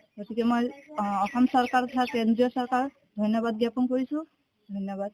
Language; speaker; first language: Assamese; non-native, local second language; Hindi